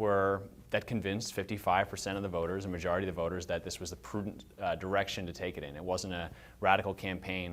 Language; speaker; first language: English; native; English